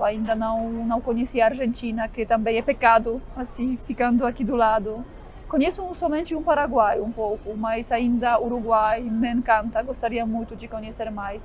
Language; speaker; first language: Portuguese; non-native, fluent; Polish